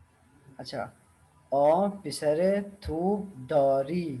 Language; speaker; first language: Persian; non-native, learner; Urdu